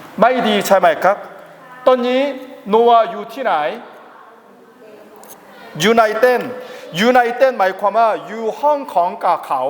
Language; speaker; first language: Thai; non-native, learner; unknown